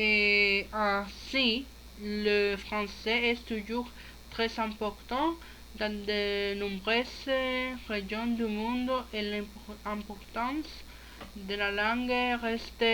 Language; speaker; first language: French; non-native, learner; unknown